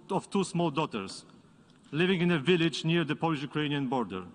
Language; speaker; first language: English; non-native, fluent; Polish